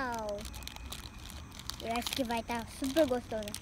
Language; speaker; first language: Portuguese; early bilingual, heritage; Portuguese